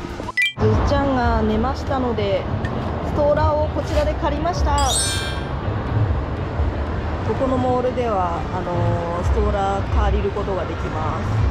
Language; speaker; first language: Japanese; native; Japanese